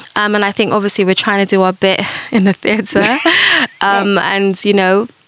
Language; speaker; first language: English; native; English